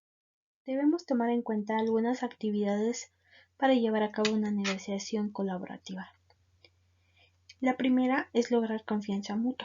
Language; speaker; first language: Spanish; native; Spanish